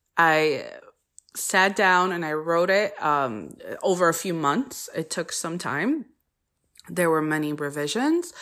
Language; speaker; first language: English; early bilingual, other home language; Polish